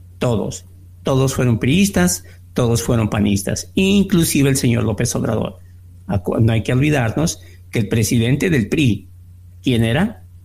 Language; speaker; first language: Spanish; native; Spanish